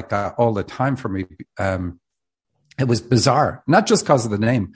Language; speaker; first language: English; native; English